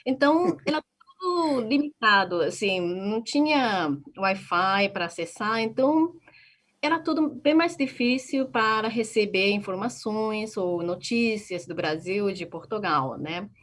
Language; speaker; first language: Portuguese; non-native, fluent; Japanese